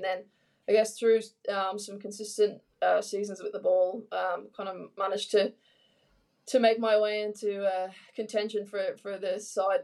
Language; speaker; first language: English; native; English